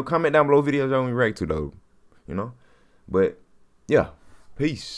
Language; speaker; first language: English; native; English